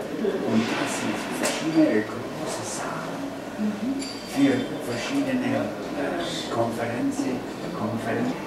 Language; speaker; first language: German; non-native, fluent; Czech